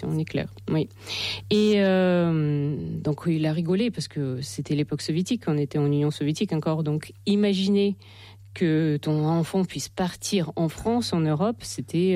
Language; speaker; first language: French; non-native, fluent; Ukrainian